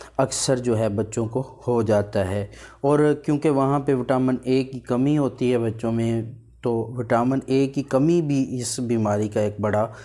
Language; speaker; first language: Urdu; native; Urdu